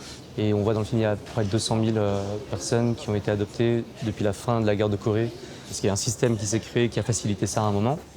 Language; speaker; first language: French; native; French